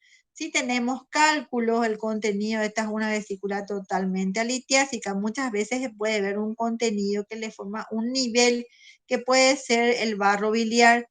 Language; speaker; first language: Spanish; native; Spanish